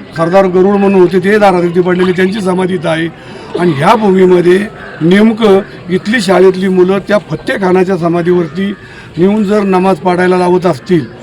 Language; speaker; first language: Marathi; native; Marathi